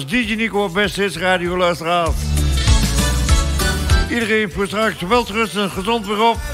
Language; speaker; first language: Dutch; native; Dutch